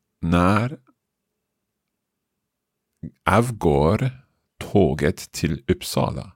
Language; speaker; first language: Swedish; non-native, learner; English